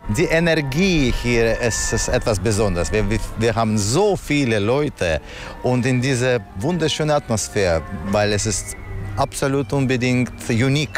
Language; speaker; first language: German; non-native, fluent; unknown